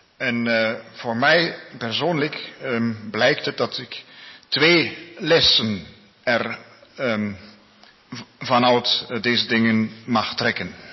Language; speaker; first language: Dutch; non-native, learner; Spanish